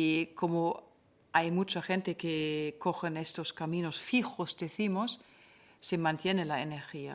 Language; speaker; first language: Spanish; non-native, fluent; German